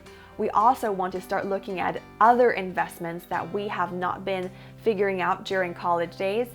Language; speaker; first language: English; early bilingual, other home language; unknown